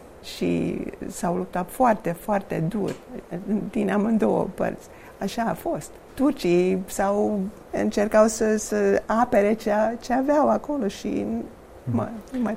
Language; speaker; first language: Romanian; non-native, fluent; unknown